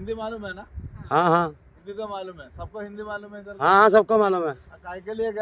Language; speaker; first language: Hindi; non-native, local second language; Malayalam